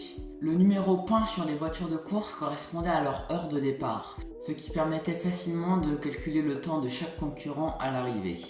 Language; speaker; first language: French; native; French